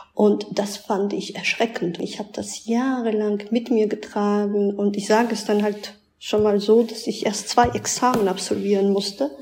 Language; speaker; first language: German; early bilingual, other home language; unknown